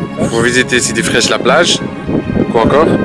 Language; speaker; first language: French; native; French